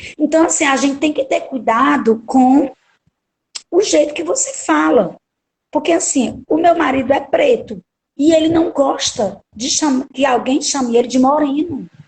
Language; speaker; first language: Portuguese; native; Portuguese